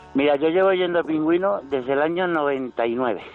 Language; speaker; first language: Spanish; native; Spanish